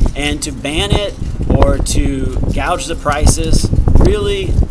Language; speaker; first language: English; native; English